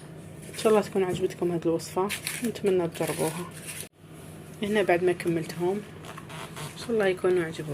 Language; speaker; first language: Arabic; native; Arabic